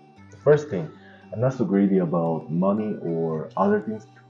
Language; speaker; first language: English; non-native, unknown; Korean